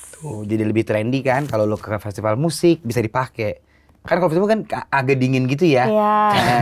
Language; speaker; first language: Indonesian; native; Indonesian